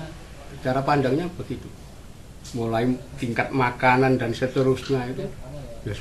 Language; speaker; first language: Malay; non-native, local second language; Javanese